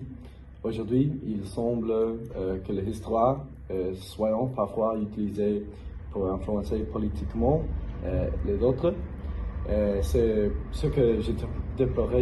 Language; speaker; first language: French; non-native, learner; English